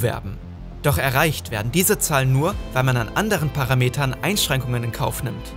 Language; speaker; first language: German; native; German